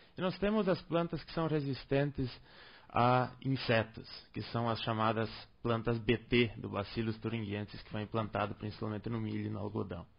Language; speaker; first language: Portuguese; non-native, local second language; German